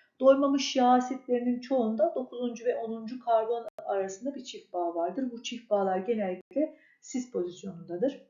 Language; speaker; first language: Turkish; native; Turkish